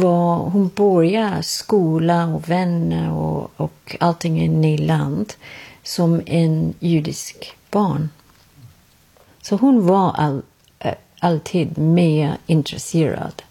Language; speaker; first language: Swedish; non-native, fluent; English